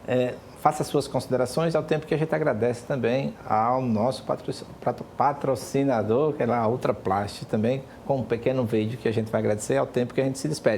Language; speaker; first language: Portuguese; native; Portuguese